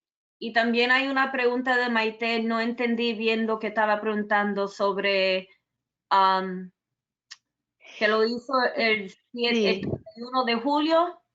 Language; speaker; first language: Spanish; early bilingual, other home language; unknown